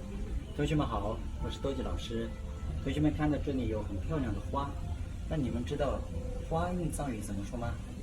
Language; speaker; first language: Chinese; non-native, local second language; Tibetan